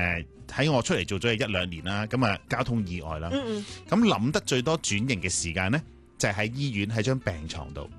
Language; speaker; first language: Cantonese; native; Cantonese